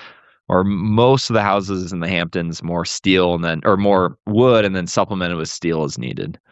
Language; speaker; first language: English; native; English